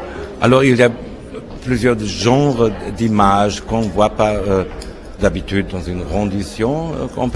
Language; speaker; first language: French; non-native, fluent; German